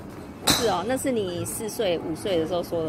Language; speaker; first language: Chinese; native; Chinese